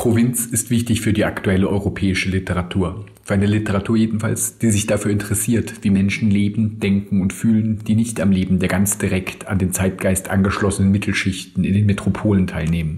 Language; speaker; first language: German; native; German